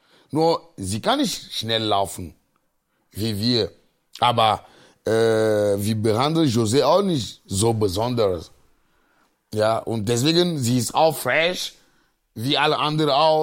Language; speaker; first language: German; non-native, fluent; Ewe